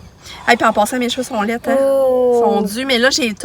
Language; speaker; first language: French; native; French